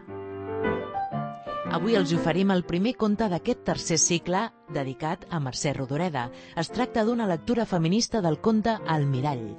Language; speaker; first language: Catalan; native; Catalan